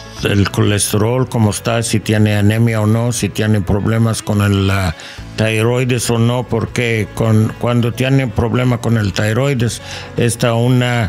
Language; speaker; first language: Spanish; non-native, learner; English